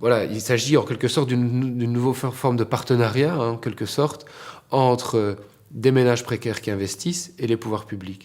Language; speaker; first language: French; native; French